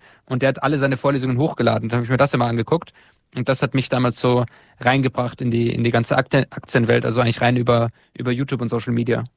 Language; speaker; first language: German; native; German